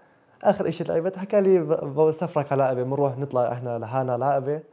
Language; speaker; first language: Arabic; native; Arabic